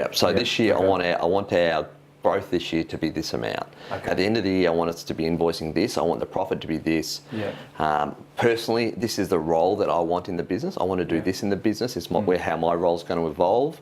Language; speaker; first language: English; native; English